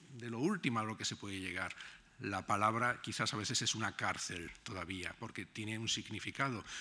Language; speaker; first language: Spanish; native; Spanish